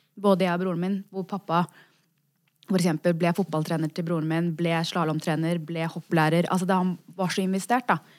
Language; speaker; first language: Norwegian; native; Norwegian